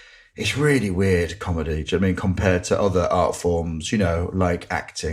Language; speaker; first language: English; native; English